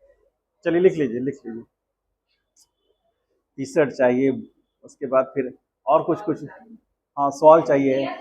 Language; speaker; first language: Hindi; native; Hindi